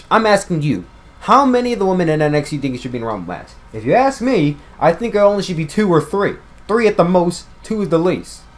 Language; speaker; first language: English; native; English